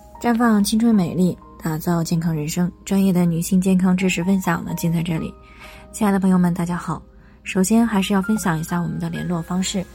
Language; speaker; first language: Chinese; native; Chinese